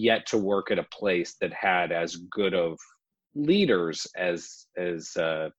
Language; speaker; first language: English; native; English